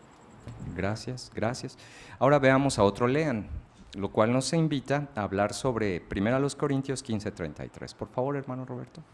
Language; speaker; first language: Spanish; native; Spanish